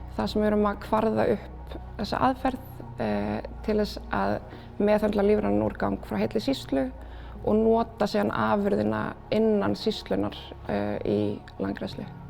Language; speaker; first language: Icelandic; native; Icelandic